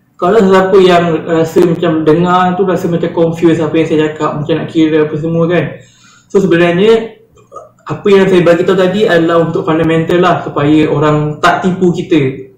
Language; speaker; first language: Malay; native; Malay